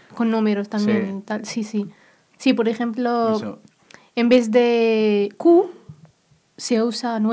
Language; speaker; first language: Spanish; non-native, local second language; Berber languages